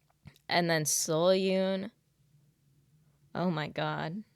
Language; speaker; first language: English; native; English